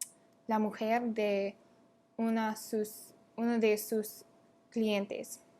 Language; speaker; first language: Spanish; non-native, learner; English